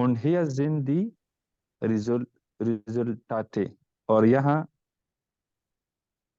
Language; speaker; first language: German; non-native, learner; Urdu